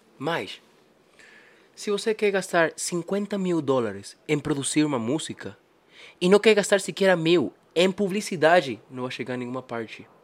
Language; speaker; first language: Portuguese; non-native, fluent; Spanish